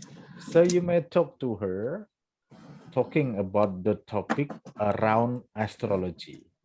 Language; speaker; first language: English; non-native, fluent; Indonesian